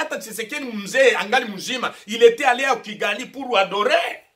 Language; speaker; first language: French; non-native, local second language; Swahili